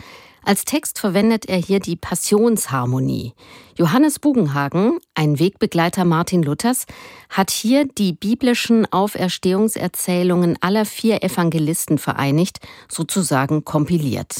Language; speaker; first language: German; native; German